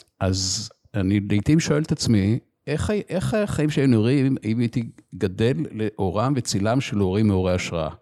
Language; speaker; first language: Hebrew; native; Hebrew